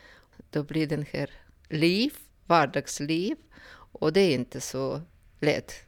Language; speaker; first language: Swedish; non-native, fluent; Russian